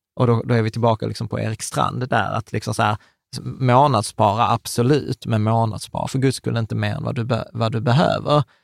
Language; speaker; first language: Swedish; early bilingual, other home language; Czech